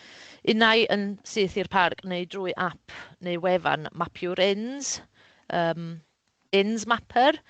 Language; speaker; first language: Welsh; native; Welsh